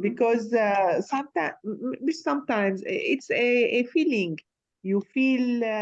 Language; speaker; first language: English; non-native, learner; Arabic